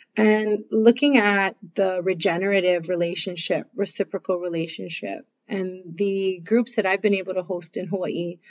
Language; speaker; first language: English; native; English